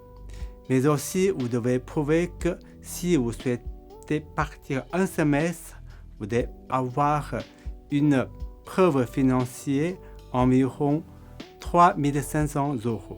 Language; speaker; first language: French; non-native, fluent; Korean